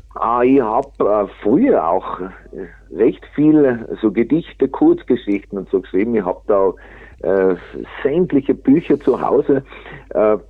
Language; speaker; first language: German; native; German